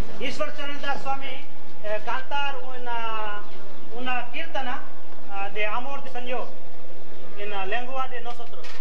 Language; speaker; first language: Spanish; non-native, learner; Gujarati